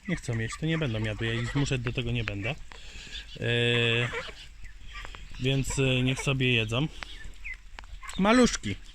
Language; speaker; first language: Polish; native; Polish